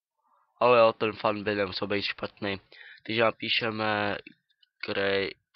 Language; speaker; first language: Czech; native; Czech